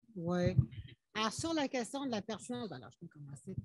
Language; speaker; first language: French; native; French